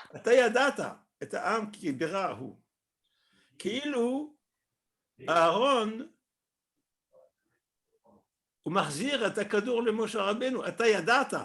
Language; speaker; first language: Hebrew; non-native, fluent; French